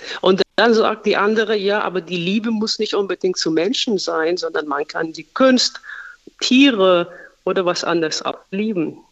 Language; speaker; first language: German; non-native, fluent; Persian